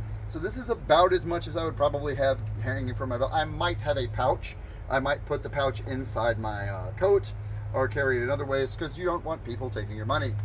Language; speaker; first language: English; native; English